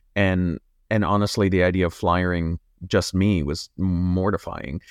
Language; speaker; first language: English; native; English